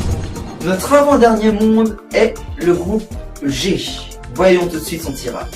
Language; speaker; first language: French; native; French